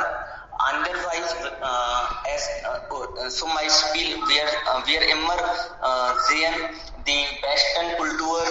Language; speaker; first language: German; non-native, learner; Hindi